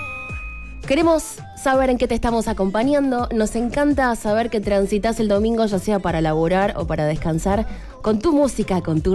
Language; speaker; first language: Spanish; native; Spanish